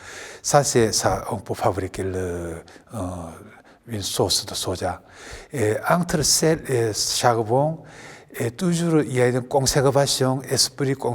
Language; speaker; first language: French; non-native, learner; Korean